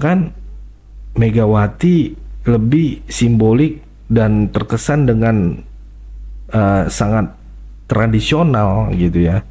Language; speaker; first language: Indonesian; native; Indonesian